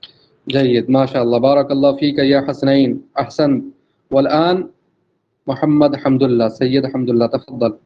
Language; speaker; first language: Arabic; non-native, fluent; Urdu